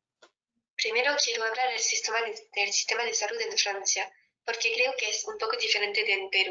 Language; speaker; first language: Spanish; non-native, fluent; French